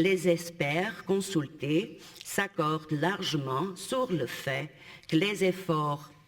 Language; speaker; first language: French; non-native, fluent; Portuguese